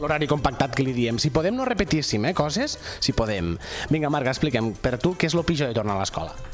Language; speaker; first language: Catalan; native; Catalan